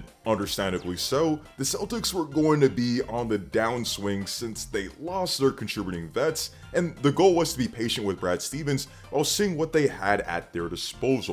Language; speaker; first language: English; native; English